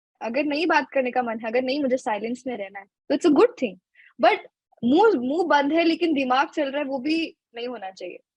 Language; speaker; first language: Hindi; native; Hindi